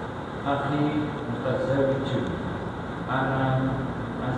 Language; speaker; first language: Arabic; non-native, learner; Indonesian